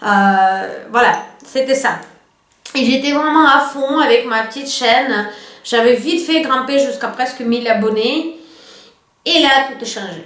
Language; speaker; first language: French; non-native, fluent; Russian